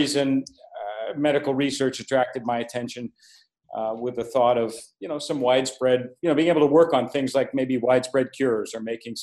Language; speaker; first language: English; native; English